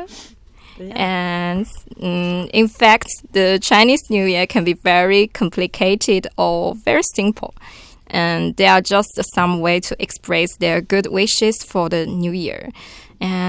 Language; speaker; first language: English; non-native, learner; Chinese